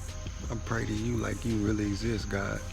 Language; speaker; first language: English; native; English